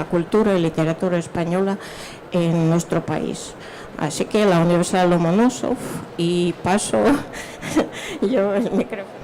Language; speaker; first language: Spanish; non-native, fluent; Russian